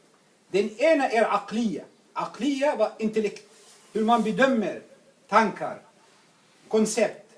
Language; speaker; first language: Swedish; non-native, fluent; Arabic